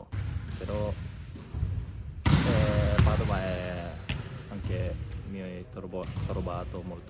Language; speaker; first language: Italian; non-native, learner; Japanese